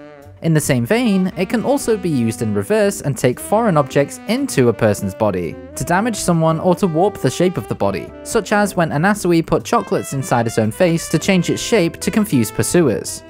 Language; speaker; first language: English; native; English